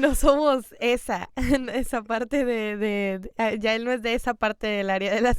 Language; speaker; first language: Spanish; native; Spanish